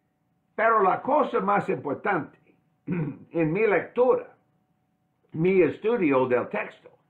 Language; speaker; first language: Spanish; non-native, fluent; English